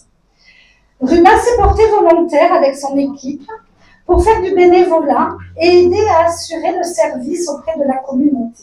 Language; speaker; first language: French; native; French